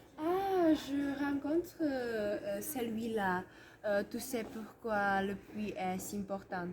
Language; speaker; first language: French; non-native, learner; Czech